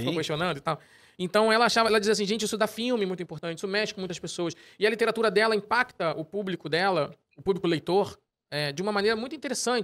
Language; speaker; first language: Portuguese; native; Portuguese